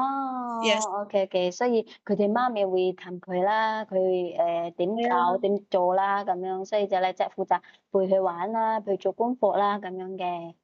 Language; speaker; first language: Cantonese; native; Cantonese